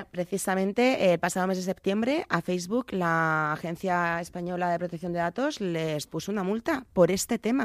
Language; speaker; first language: Spanish; native; Spanish